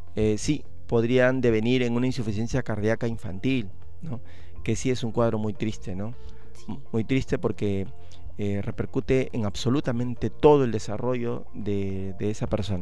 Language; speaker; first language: Spanish; native; Spanish